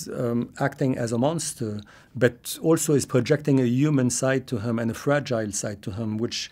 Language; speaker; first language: English; non-native, fluent; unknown